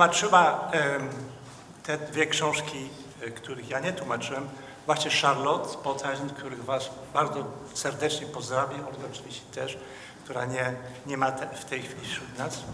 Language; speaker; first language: Polish; non-native, fluent; Dutch